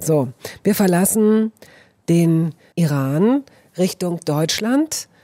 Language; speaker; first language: German; native; German